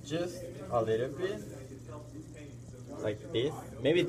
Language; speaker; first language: English; non-native, fluent; Italian